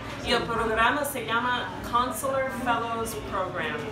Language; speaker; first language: Spanish; non-native, fluent; English